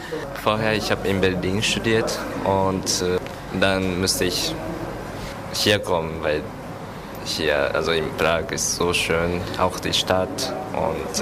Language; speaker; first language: German; non-native, learner; Japanese